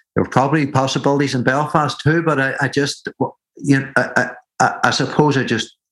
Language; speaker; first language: English; native; English